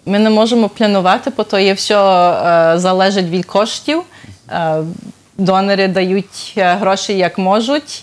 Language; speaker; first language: Ukrainian; early bilingual, heritage; Ukrainian